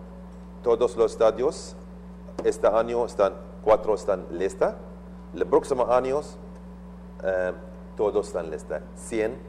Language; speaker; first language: Spanish; non-native, learner; Arabic